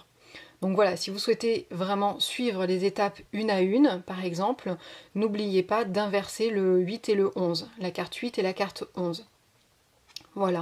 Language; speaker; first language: French; native; French